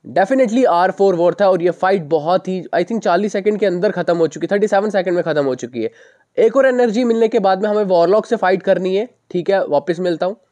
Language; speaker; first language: Hindi; native; Hindi